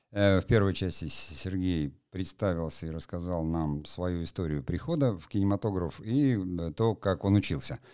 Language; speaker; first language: Russian; native; Russian